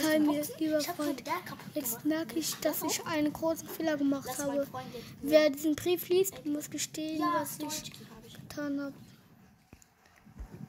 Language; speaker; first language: German; native; German